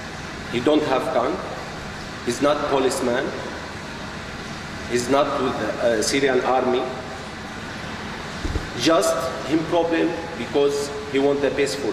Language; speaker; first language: English; non-native, learner; Arabic